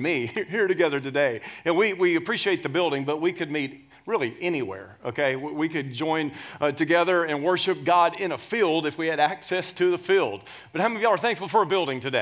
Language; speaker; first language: English; native; English